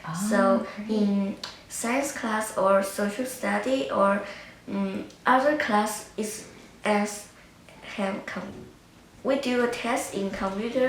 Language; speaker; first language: English; non-native, learner; Chinese